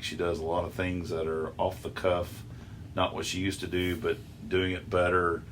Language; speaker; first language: English; native; English